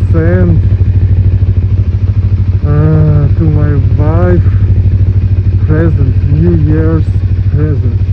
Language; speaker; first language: English; non-native, learner; Russian